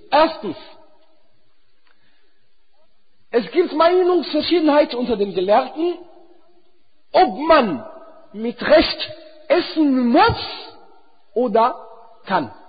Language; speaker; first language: German; non-native, fluent; Arabic